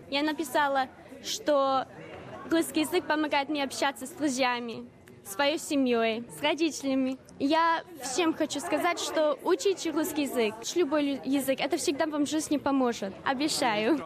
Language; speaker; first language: Russian; early bilingual, heritage; Russian